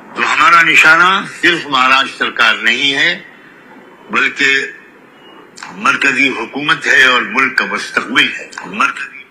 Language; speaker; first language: Urdu; native; Urdu